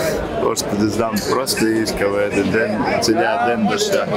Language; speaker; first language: Bulgarian; non-native, learner; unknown